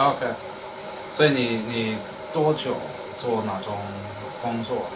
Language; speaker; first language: Chinese; non-native, learner; English